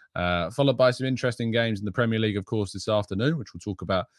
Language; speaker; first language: English; native; English